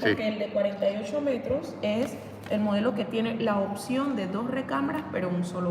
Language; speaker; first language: Spanish; native; Spanish